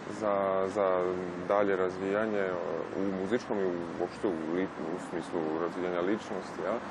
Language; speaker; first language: Serbian; native; Serbian